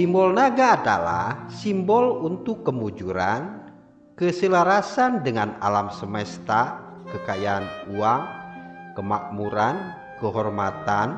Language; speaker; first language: Indonesian; native; Indonesian